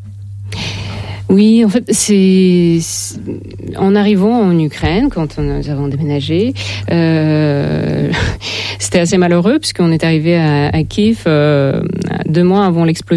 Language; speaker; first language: French; non-native, fluent; Russian